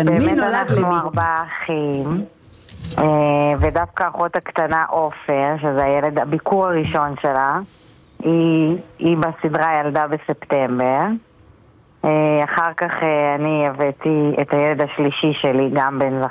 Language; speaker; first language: Hebrew; native; Hebrew